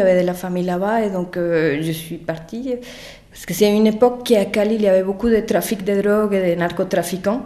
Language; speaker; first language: French; non-native, fluent; Spanish